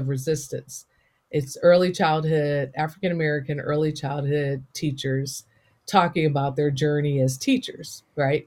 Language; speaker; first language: English; native; English